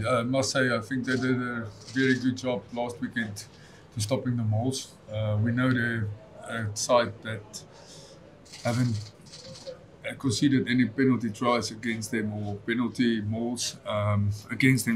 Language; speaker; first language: English; non-native, local second language; Afrikaans